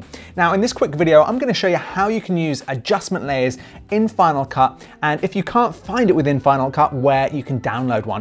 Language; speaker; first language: English; native; English